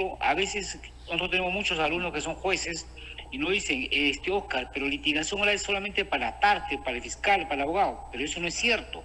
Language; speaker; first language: Spanish; native; Spanish